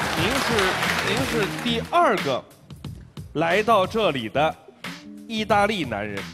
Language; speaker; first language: Chinese; native; Chinese